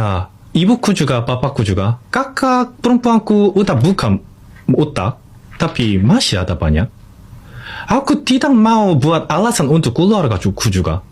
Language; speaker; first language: Indonesian; non-native, fluent; Korean